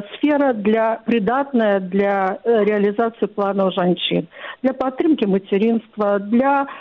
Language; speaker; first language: Belarusian; non-native, local second language; Russian